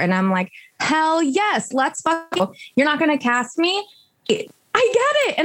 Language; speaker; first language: English; native; English